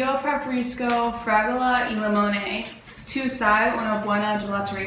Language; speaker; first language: Italian; non-native, learner; English